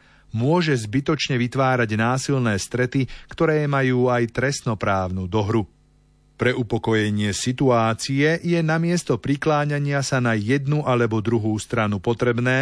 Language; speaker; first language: Slovak; native; Slovak